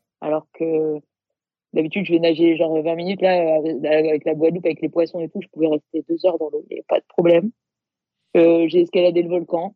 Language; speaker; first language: French; native; French